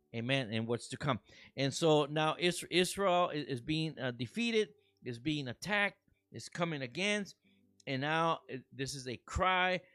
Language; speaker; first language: English; early bilingual, other home language; Spanish